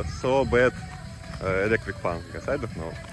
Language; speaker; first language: English; non-native, learner; Russian